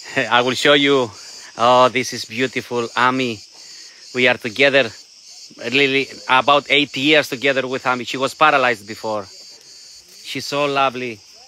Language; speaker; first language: English; non-native, fluent; Greek